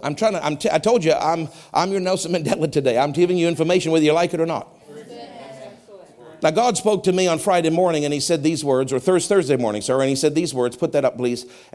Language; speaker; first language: English; native; English